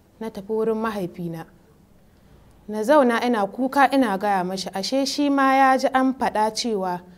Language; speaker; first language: Hausa; native; Hausa